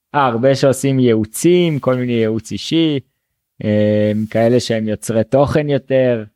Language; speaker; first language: Hebrew; native; Hebrew